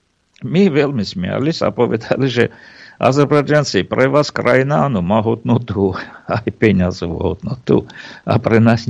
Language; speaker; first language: Slovak; non-native, fluent; Armenian